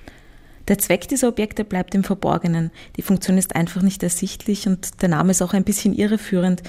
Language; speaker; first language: German; native; German